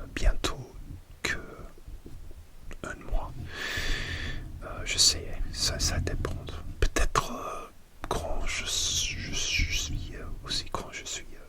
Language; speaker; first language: French; non-native, learner; English